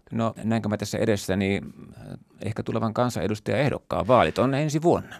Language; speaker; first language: Finnish; native; Finnish